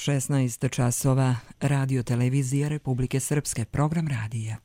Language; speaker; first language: Croatian; native; Croatian